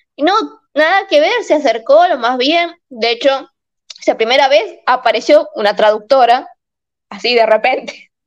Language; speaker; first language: Spanish; native; Spanish